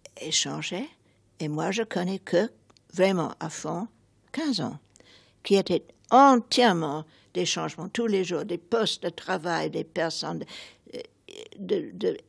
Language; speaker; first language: French; non-native, fluent; English